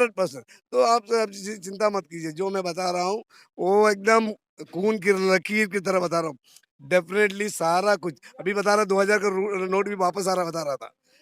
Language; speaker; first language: Hindi; native; Hindi